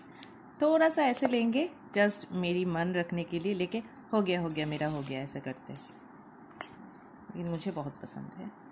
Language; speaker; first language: Hindi; non-native, local second language; Assamese